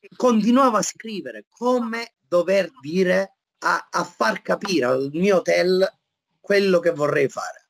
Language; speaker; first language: Italian; native; Italian